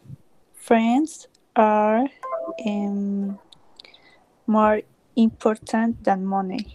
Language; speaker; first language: English; non-native, learner; Spanish